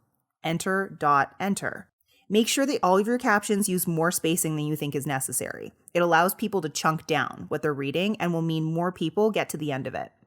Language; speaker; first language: English; native; English